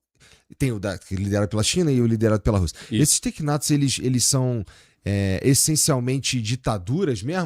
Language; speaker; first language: Portuguese; native; Portuguese